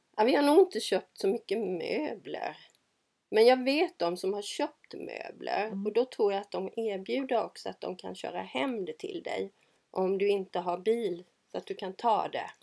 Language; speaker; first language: Swedish; native; Swedish